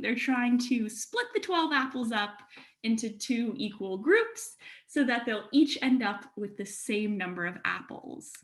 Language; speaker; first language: English; native; English